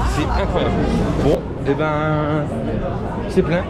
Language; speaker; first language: French; native; French